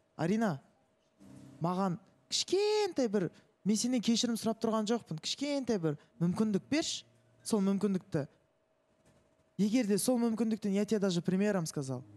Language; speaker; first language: Kazakh; non-native, local second language; Russian